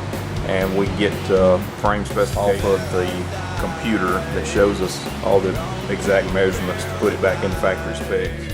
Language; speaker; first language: English; native; English